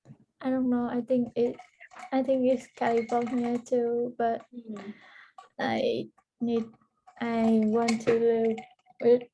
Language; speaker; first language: English; early bilingual, heritage; Vietnamese